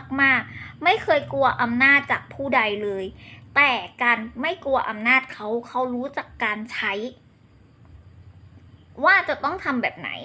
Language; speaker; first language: Thai; native; Thai